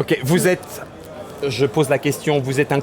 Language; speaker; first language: French; native; French